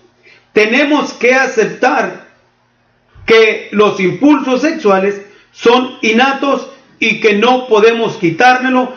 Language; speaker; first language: Spanish; native; Spanish